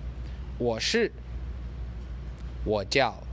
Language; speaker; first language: Chinese; non-native, learner; English